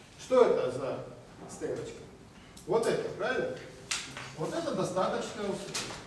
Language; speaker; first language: Russian; native; Russian